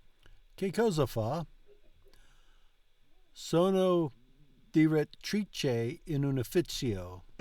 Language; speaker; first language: Italian; non-native, learner; English